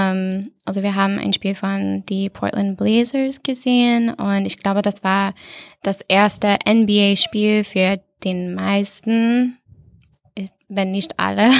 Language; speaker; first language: German; non-native, fluent; English